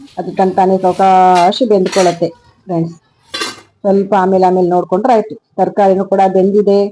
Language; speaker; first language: Kannada; non-native, local second language; Konkani